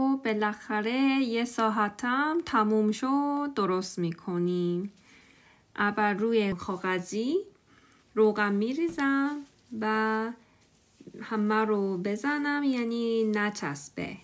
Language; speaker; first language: Persian; non-native, learner; Korean